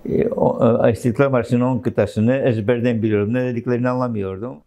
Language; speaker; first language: Turkish; non-native, local second language; Greek